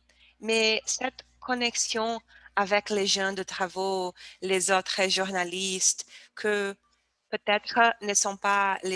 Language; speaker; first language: French; non-native, learner; Portuguese